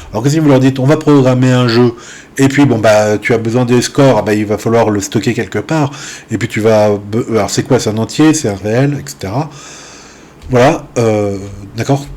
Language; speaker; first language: French; native; French